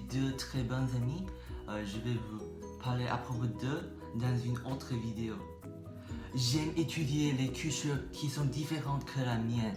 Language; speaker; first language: French; non-native, learner; English